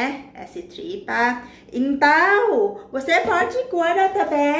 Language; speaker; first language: Portuguese; non-native, learner; Thai